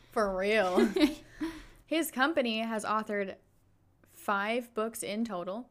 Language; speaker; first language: English; native; English